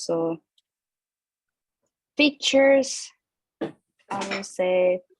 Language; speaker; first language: English; non-native, learner; Korean